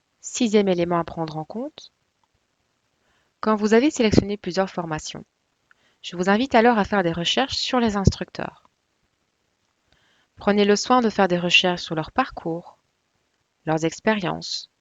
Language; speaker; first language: French; native; French